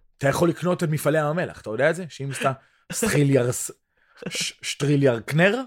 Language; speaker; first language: Hebrew; early bilingual, other home language; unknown